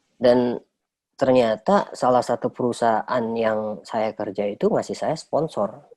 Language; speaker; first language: Indonesian; native; Indonesian